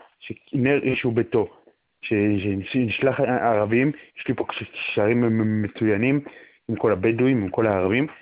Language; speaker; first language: Hebrew; native; Hebrew